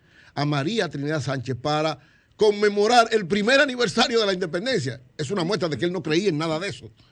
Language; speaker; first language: Spanish; native; Spanish